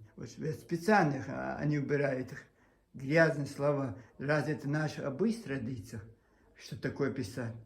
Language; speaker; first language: Russian; non-native, local second language; Chechen